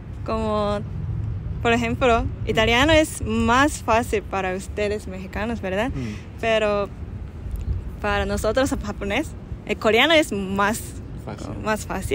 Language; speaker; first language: Spanish; non-native, learner; Japanese